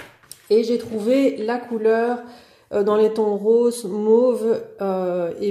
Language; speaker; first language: French; native; French